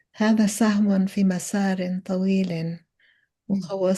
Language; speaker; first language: Arabic; early bilingual, other home language; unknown